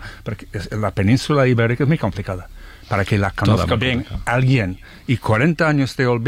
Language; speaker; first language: Spanish; non-native, fluent; English